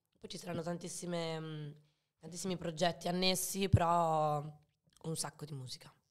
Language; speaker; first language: Italian; early bilingual, other home language; Arabic